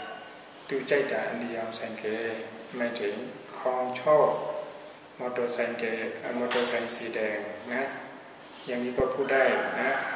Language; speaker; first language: Thai; non-native, fluent; Burmese